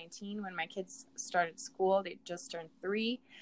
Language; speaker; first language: English; non-native, fluent; Portuguese